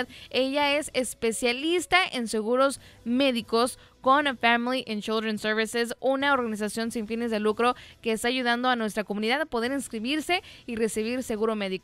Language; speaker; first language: Spanish; native; Spanish